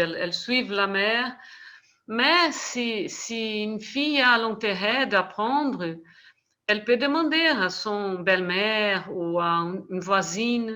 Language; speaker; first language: French; non-native, fluent; Portuguese